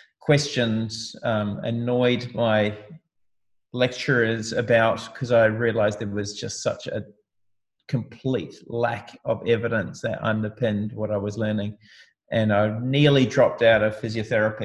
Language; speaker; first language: English; native; English